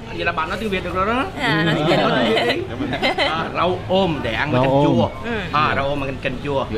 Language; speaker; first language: Vietnamese; native; Vietnamese